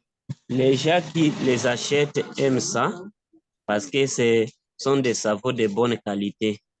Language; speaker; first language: French; non-native, local second language; Swahili